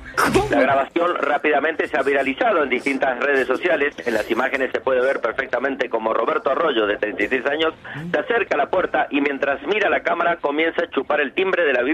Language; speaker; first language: Spanish; native; Spanish